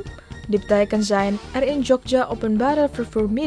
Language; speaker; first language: Dutch; non-native, fluent; Indonesian